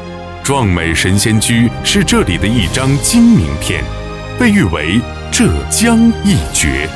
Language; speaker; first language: Chinese; native; Chinese